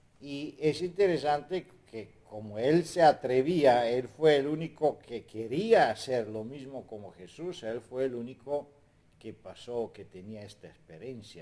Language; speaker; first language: Spanish; non-native, fluent; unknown